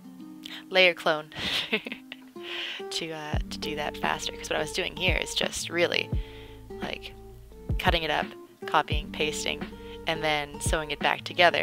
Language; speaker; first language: English; native; English